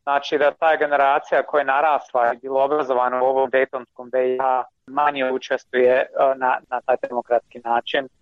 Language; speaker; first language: Croatian; non-native, fluent; English